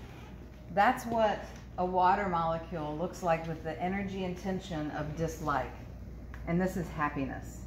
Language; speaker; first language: English; native; English